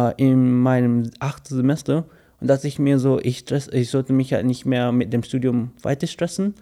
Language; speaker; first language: German; non-native, fluent; English